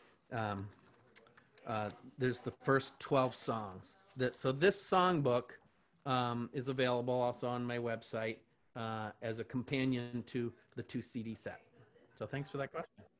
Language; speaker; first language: English; native; English